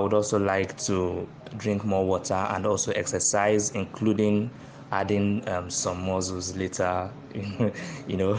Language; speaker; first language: English; non-native, local second language; Igbo